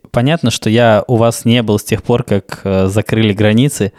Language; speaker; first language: Russian; native; Russian